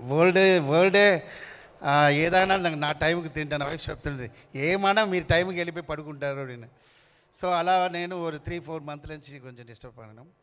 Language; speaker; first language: Telugu; non-native, fluent; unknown